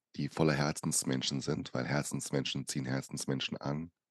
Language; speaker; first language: German; early bilingual, other home language; Portuguese